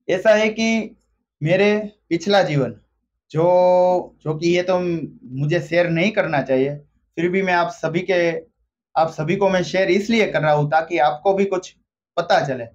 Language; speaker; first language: Hindi; non-native, local second language; Gujarati